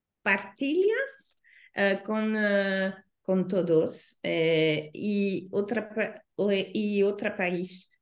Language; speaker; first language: Spanish; non-native, learner; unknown